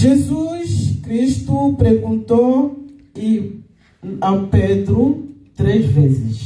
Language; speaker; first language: Portuguese; non-native, local second language; Lingala